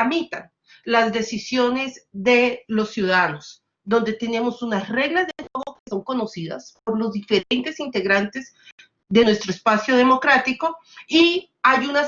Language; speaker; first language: Spanish; native; Spanish